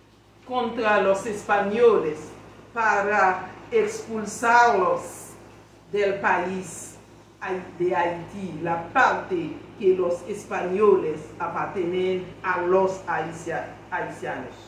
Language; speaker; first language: Spanish; non-native, learner; Haitian Creole